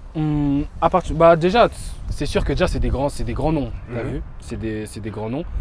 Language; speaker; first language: French; native; French